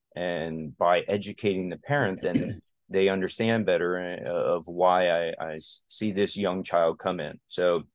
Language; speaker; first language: English; native; English